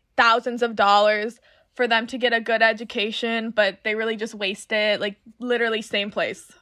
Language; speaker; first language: English; native; English